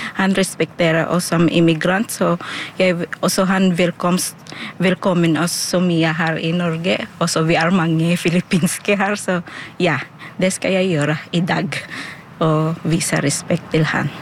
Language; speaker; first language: Norwegian; non-native, local second language; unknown